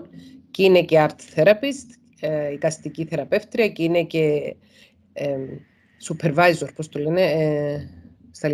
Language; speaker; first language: Greek; native; Greek